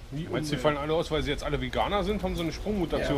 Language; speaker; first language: German; native; German